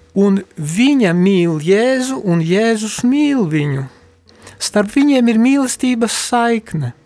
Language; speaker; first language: Latvian; non-native, local second language; Polish